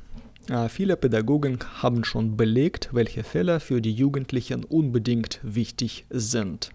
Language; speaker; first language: German; non-native, fluent; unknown